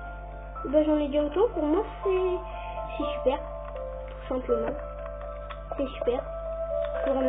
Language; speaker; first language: French; native; French